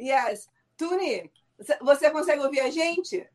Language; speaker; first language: Portuguese; native; Portuguese